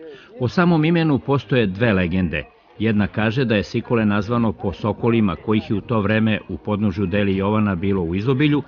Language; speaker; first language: Serbian; native; Serbian